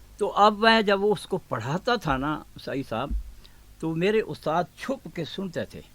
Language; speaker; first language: Urdu; non-native, local second language; Saraiki